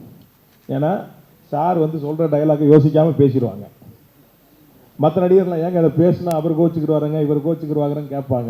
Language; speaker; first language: Tamil; native; Tamil